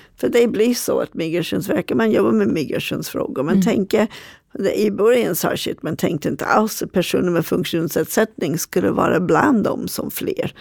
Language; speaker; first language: Swedish; non-native, fluent; English